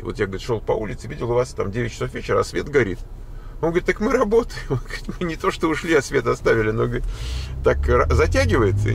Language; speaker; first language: Russian; native; Russian